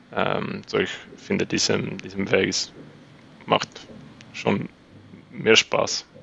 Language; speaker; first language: German; non-native, learner; Swedish